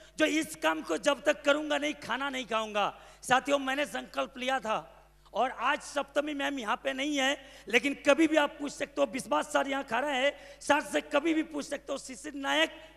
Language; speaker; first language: Hindi; non-native, local second language; Bangla